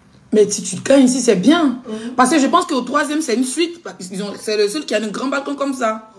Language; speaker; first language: French; non-native, local second language; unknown